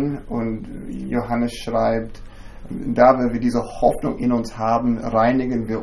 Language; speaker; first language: German; non-native, fluent; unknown